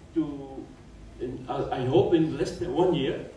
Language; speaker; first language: English; non-native, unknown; Dutch